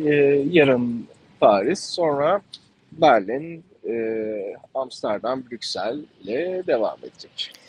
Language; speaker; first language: Turkish; native; Turkish